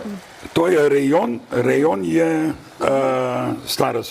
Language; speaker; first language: Macedonian; non-native, fluent; Dutch